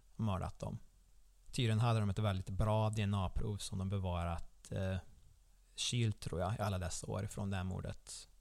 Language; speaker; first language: Swedish; native; Swedish